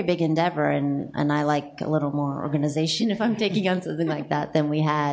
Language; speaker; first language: English; native; English